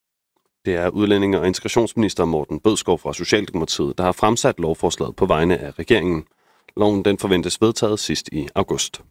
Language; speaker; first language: Danish; native; Danish